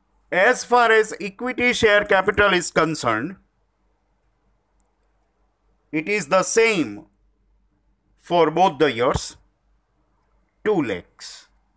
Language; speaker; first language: English; non-native, local second language; Gujarati